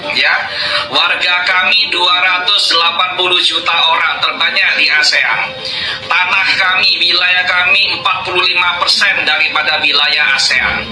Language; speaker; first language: Indonesian; native; Indonesian